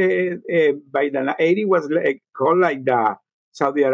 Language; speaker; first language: English; non-native, fluent; Spanish